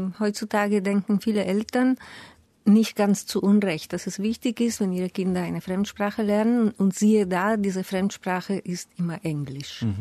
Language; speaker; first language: German; native; German